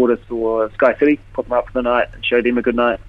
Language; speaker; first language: English; native; English